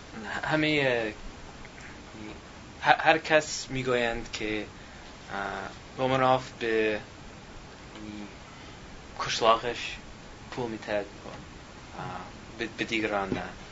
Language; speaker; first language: Persian; non-native, learner; English